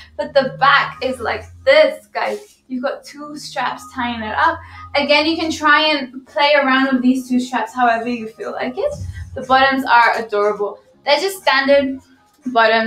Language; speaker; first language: English; early bilingual, other home language; Portuguese